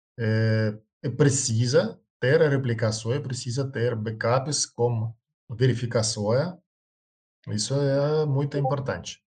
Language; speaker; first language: Portuguese; non-native, learner; Russian